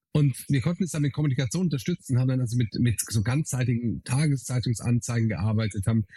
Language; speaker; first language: German; native; German